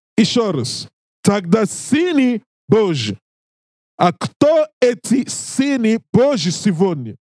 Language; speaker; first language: Russian; non-native, learner; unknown